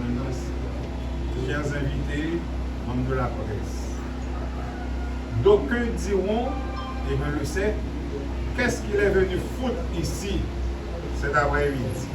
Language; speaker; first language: French; non-native, local second language; Haitian Creole